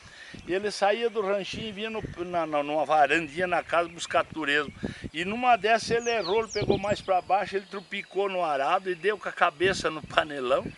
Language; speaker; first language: Portuguese; native; Portuguese